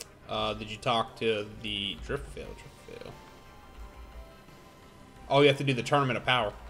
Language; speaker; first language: English; native; English